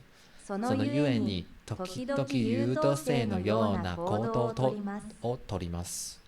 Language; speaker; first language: Japanese; non-native, learner; Chinese